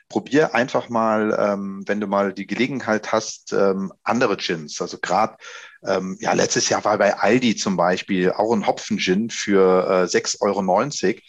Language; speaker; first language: German; native; German